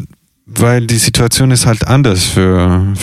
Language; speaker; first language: German; non-native, fluent; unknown